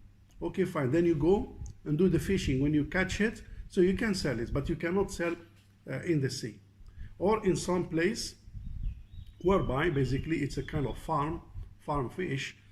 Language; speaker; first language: English; non-native, fluent; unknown